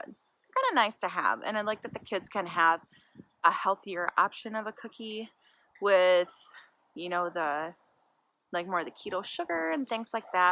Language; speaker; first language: English; native; English